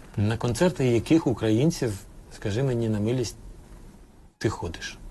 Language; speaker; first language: Ukrainian; native; Ukrainian